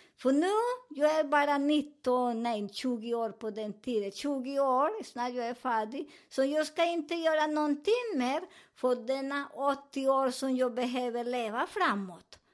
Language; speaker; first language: Swedish; non-native, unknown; Spanish